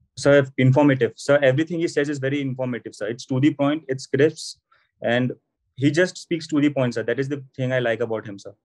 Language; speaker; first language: English; non-native, local second language; Assamese